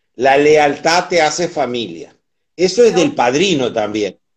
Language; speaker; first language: Spanish; native; Spanish